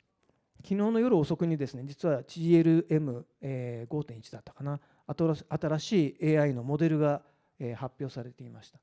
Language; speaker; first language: Japanese; native; Japanese